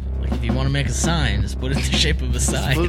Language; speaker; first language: English; native; English